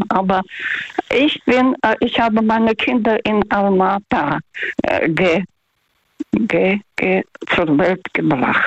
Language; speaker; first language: German; non-native, fluent; Russian